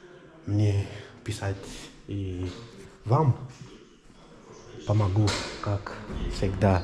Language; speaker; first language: Russian; non-native, learner; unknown